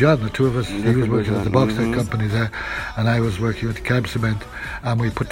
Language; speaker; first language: English; native; English